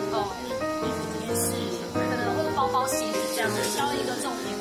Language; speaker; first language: Chinese; native; Chinese